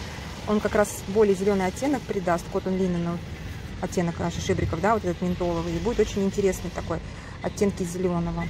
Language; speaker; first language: Russian; native; Russian